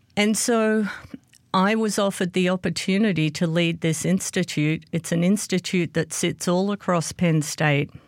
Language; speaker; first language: English; native; English